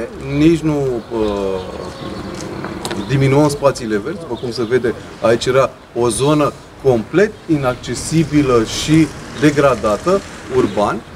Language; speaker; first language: Romanian; native; Romanian